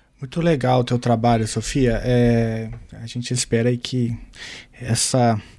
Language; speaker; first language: Portuguese; native; Portuguese